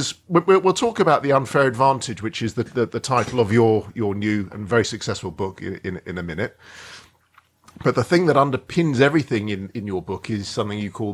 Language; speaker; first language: English; native; English